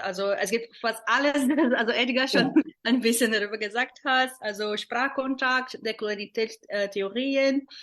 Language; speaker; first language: German; non-native, fluent; Portuguese